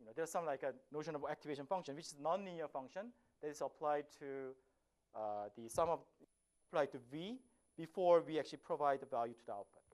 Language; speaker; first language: English; non-native, fluent; Korean